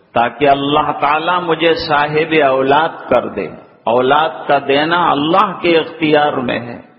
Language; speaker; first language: Urdu; native; Urdu